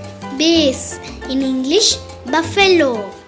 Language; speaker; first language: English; non-native, local second language; Hindi